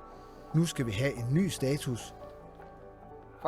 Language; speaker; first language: Danish; native; Danish